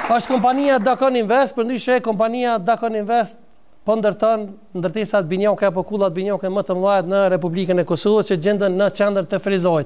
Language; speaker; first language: Albanian; native; Albanian